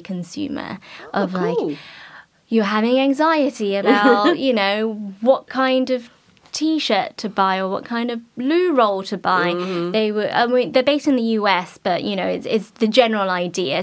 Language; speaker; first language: English; native; English